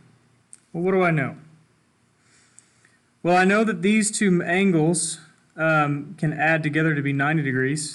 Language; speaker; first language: English; native; English